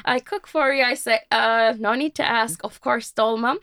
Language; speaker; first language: English; non-native, fluent; Turkish